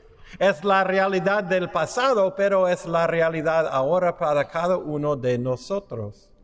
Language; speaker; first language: Spanish; non-native, fluent; English